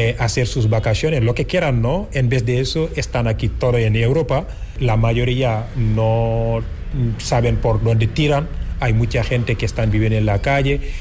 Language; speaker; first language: Spanish; non-native, fluent; Wolof